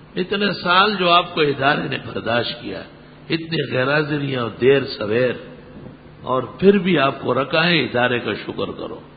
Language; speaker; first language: Urdu; non-native, local second language; Pashto